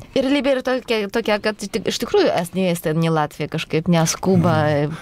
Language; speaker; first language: Lithuanian; non-native, local second language; Polish